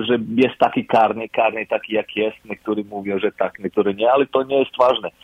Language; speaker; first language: Polish; non-native, fluent; Croatian